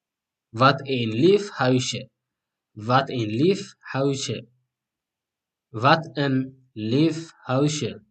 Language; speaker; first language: Dutch; non-native, learner; Tigrinya